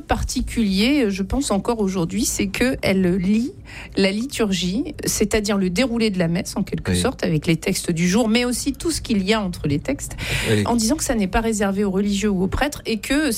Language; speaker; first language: French; native; French